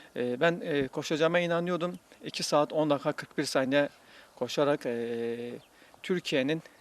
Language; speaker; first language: Turkish; native; Turkish